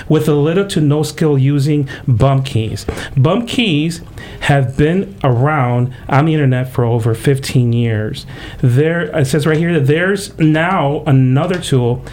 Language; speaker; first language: English; early bilingual, other home language; Spanish